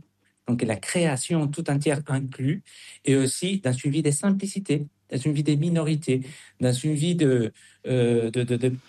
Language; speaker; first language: French; non-native, fluent; Spanish